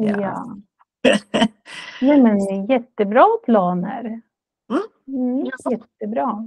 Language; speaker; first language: Swedish; non-native, fluent; Russian